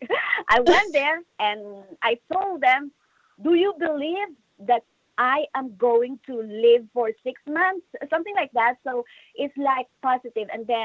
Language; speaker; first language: English; non-native, local second language; Filipino